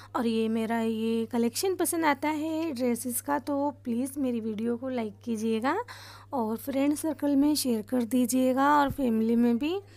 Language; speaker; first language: Hindi; native; Hindi